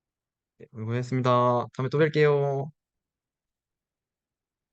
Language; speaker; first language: Korean; native; Korean